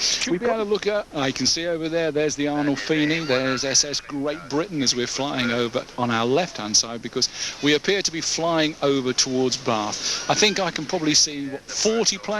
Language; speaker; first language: English; native; English